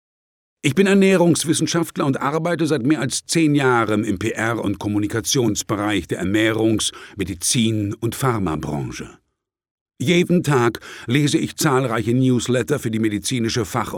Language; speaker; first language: German; native; German